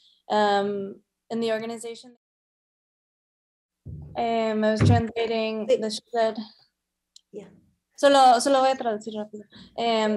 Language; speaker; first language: English; early bilingual, other home language; Spanish